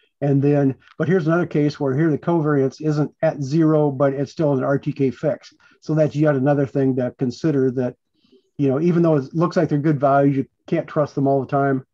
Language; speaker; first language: English; native; English